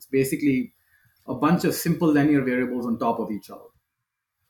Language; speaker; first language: English; non-native, local second language; Hindi